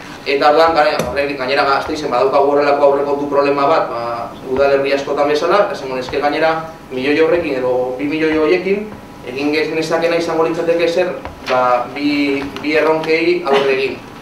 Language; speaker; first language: Basque; non-native, local second language; Spanish